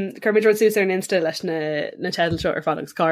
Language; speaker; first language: Irish; non-native, local second language; English